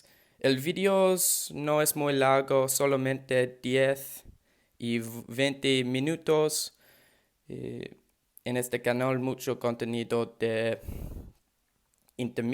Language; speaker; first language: Spanish; non-native, learner; English